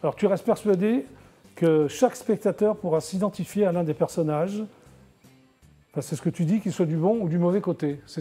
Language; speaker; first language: French; native; French